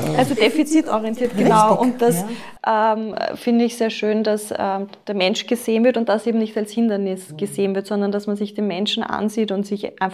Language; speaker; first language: German; native; German